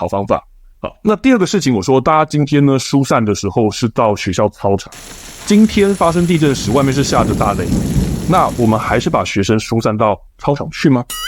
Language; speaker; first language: Chinese; native; Chinese